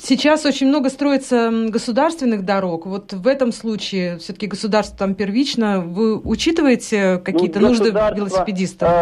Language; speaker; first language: Russian; native; Russian